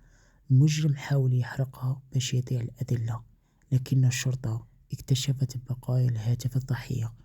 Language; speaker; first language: Arabic; native; Arabic